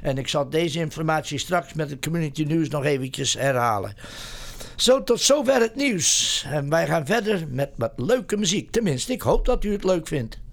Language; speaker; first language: Dutch; native; Dutch